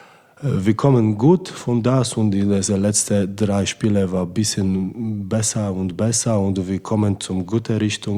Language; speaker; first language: German; non-native, learner; Polish